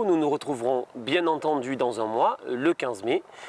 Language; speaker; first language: French; native; French